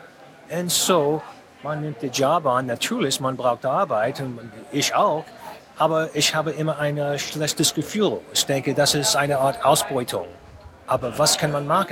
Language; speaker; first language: German; non-native, fluent; English